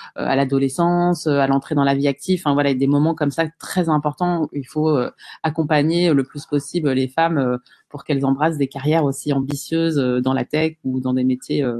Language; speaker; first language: French; native; French